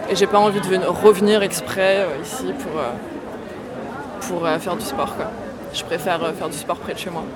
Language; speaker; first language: French; native; French